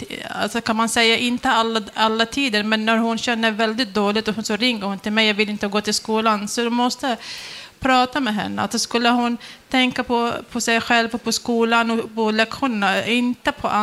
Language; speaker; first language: Swedish; non-native, learner; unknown